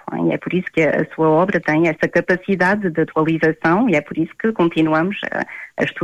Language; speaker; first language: Portuguese; native; Portuguese